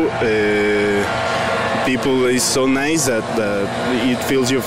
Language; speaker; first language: English; non-native, fluent; Spanish